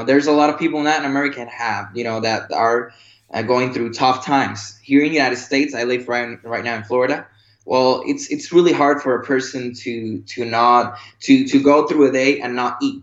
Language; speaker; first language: English; non-native, fluent; Spanish